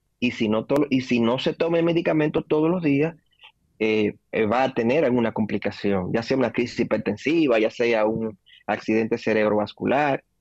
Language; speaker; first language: Spanish; native; Spanish